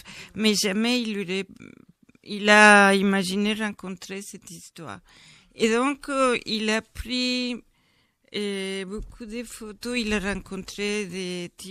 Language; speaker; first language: French; non-native, fluent; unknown